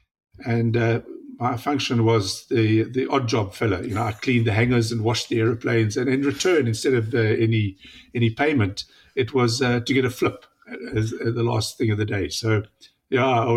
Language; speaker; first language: English; native; English